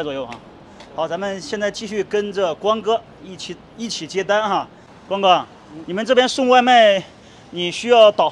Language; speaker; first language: Chinese; native; Chinese